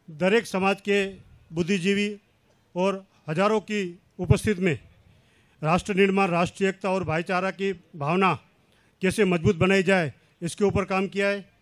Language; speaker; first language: Hindi; non-native, local second language; Kachhi